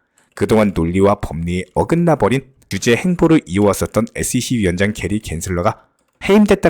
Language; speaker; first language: Korean; native; Korean